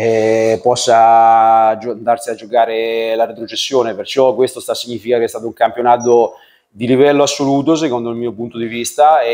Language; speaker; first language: Italian; native; Italian